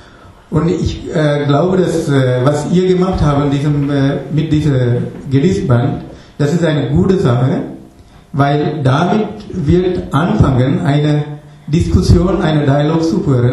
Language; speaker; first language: German; non-native, fluent; Tamil